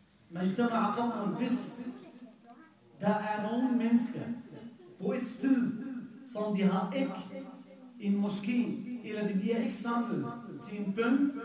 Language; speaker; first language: Danish; non-native, fluent; Arabic